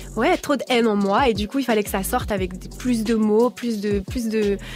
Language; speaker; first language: French; native; French